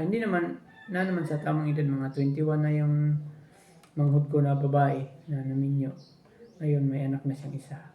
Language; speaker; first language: Filipino; non-native, local second language; Cebuano